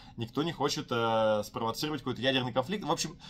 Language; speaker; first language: Russian; native; Russian